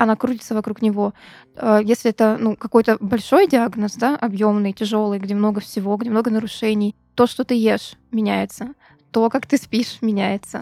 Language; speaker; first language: Russian; native; Russian